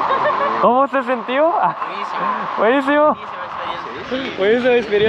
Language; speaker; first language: Spanish; non-native, learner; Thai